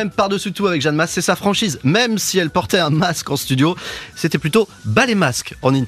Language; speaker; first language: French; native; French